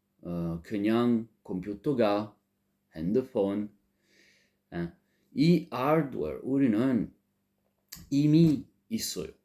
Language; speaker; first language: Korean; non-native, learner; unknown